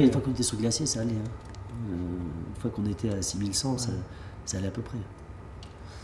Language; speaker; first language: French; native; French